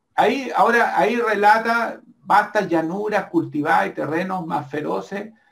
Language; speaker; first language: Spanish; native; Spanish